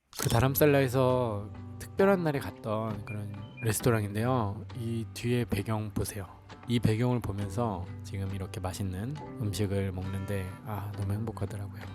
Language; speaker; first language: Korean; native; Korean